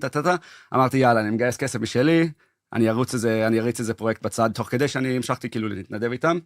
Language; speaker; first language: Hebrew; early bilingual, heritage; English